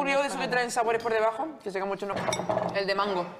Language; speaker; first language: Spanish; native; Spanish